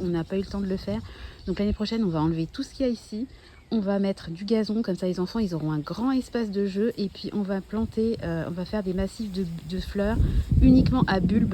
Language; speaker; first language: French; native; French